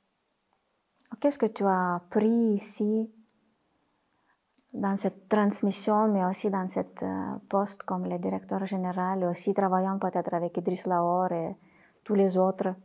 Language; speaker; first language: French; non-native, fluent; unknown